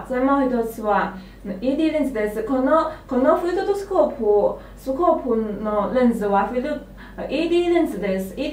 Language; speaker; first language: Japanese; non-native, learner; Chinese